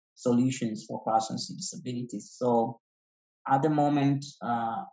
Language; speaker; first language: English; non-native, local second language; Kikuyu